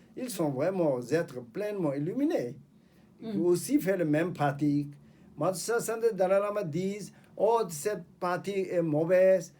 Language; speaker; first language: French; non-native, fluent; Tibetan